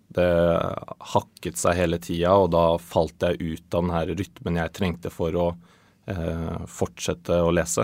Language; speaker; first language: Norwegian; early bilingual, other home language; Swedish